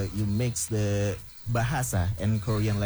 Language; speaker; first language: English; non-native, fluent; Indonesian